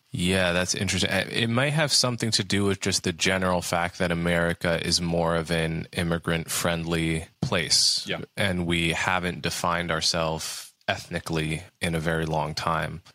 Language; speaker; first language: English; native; English